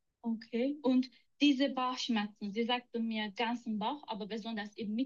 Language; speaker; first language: German; non-native, learner; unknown